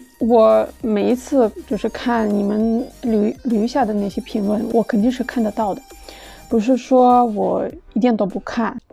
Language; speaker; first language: Chinese; non-native, fluent; Russian